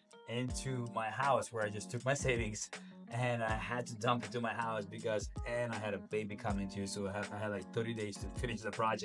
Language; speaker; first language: English; non-native, fluent; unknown